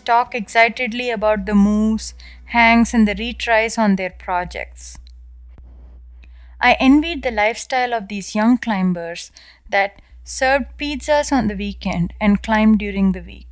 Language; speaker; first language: English; non-native, local second language; Tamil